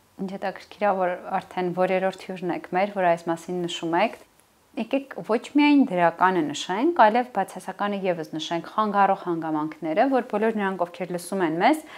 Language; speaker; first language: Armenian; native; Armenian